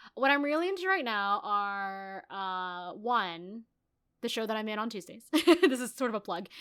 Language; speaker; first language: English; native; English